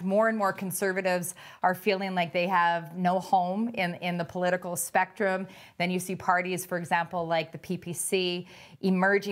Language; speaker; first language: English; native; English